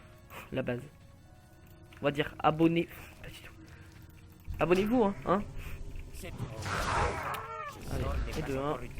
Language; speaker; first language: French; native; French